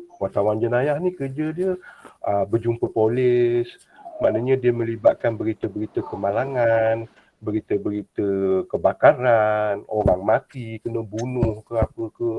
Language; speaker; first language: Malay; native; Malay